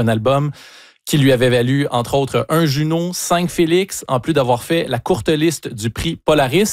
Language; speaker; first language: French; native; French